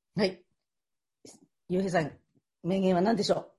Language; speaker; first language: Japanese; native; Japanese